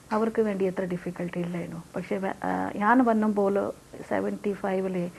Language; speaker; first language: Malayalam; non-native, local second language; Hindi